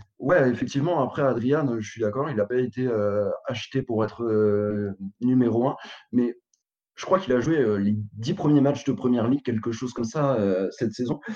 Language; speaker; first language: French; native; French